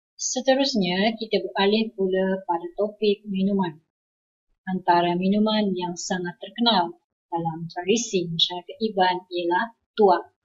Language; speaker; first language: Malay; non-native, local second language; Iban